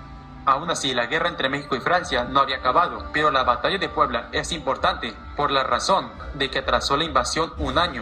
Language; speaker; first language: Spanish; native; Spanish